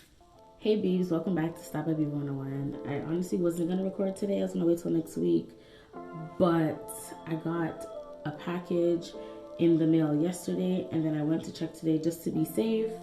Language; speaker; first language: English; native; English